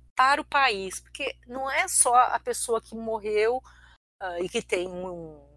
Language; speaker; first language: Portuguese; early bilingual, other home language; Armenian